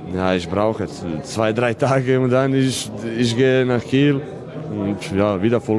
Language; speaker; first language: German; non-native, fluent; Croatian